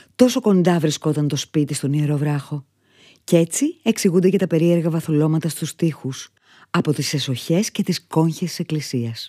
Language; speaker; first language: Greek; native; Greek